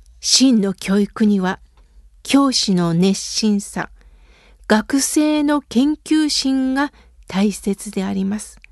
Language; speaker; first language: Japanese; native; Japanese